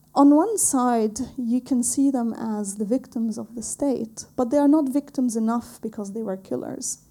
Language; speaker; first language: English; non-native, fluent; Arabic